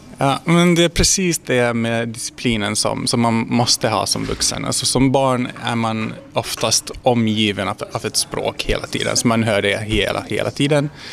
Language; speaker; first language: Swedish; non-native, fluent; Hungarian